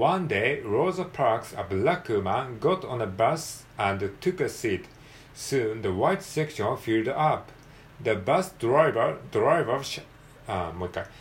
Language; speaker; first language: English; non-native, learner; Japanese